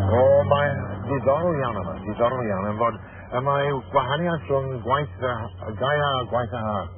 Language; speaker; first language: Welsh; non-native, learner; English